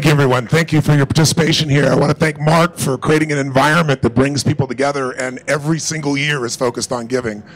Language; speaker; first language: English; native; English